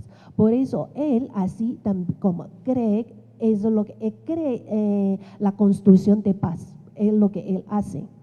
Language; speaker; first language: Spanish; non-native, fluent; Chinese